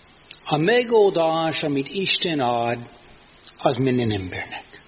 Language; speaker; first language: Hungarian; non-native, fluent; English